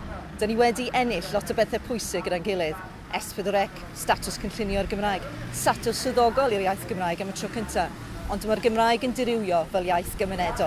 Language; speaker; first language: Welsh; native; Welsh